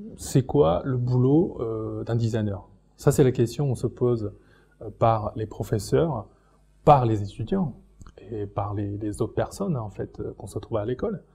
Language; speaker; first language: French; non-native, fluent; Chinese